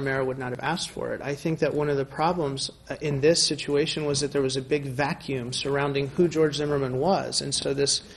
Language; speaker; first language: English; early bilingual, other home language; Spanish